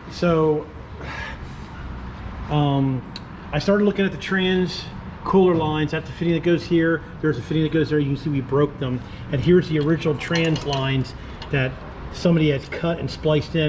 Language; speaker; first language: English; native; English